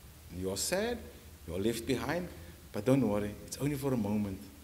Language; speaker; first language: English; non-native, local second language; Afrikaans